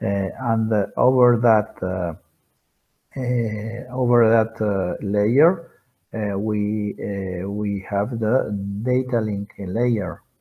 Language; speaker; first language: English; non-native, fluent; Spanish